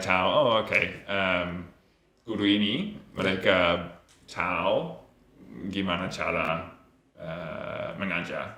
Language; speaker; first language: Indonesian; non-native, learner; English